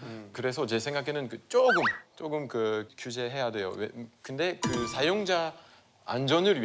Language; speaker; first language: Korean; non-native, fluent; Chinese